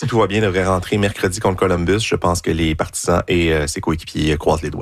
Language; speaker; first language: French; native; French